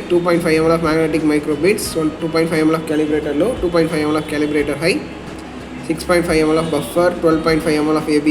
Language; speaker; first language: English; non-native, local second language; Tamil